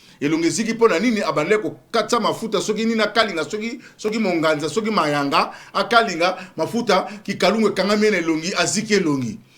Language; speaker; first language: Lingala; native; Lingala